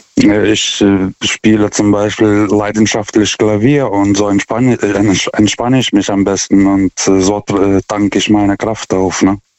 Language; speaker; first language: German; non-native, fluent; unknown